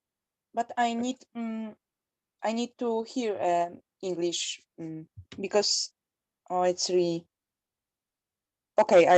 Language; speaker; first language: English; non-native, learner; Polish